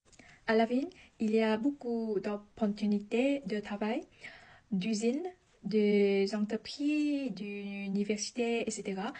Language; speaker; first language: French; non-native, learner; Vietnamese